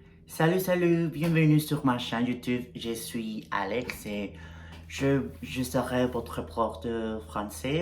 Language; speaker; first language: French; non-native, learner; Spanish